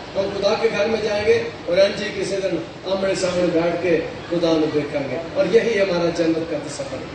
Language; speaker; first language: Urdu; non-native, local second language; Punjabi